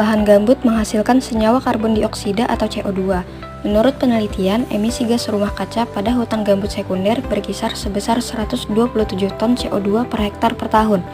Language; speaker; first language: Indonesian; native; Indonesian